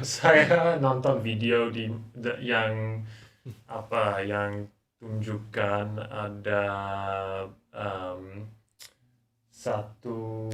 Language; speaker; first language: Indonesian; non-native, learner; English